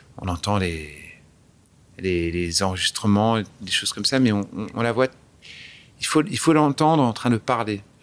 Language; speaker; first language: French; early bilingual, other home language; English